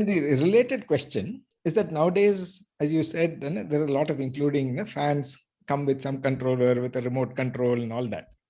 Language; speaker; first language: English; non-native, local second language; Tamil